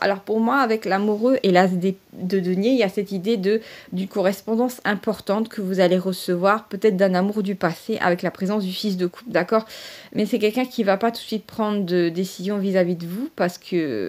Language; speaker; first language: French; native; French